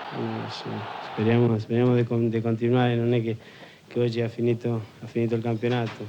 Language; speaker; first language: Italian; non-native, learner; Spanish